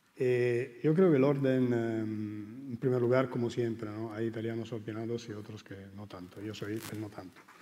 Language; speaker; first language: Spanish; non-native, fluent; Italian